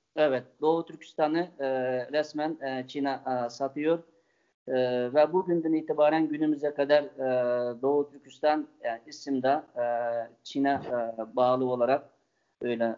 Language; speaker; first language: Turkish; non-native, fluent; Uyghur